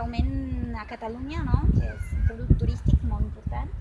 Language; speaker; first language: Catalan; non-native, fluent; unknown